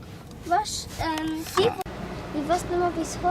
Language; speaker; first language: German; native; German